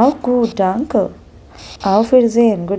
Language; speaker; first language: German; non-native, fluent; Hindi